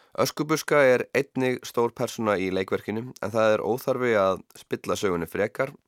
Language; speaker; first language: Icelandic; native; Icelandic